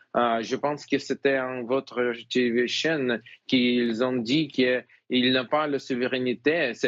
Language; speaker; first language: French; non-native, fluent; Ukrainian